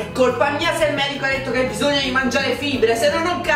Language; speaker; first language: Italian; native; Italian